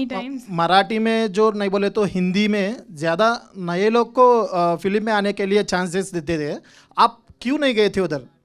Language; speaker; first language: Hindi; non-native, local second language; Telugu